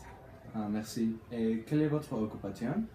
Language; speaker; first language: French; non-native, learner; Spanish